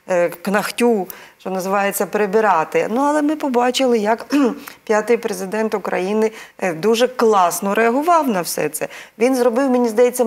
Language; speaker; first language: Ukrainian; native; Ukrainian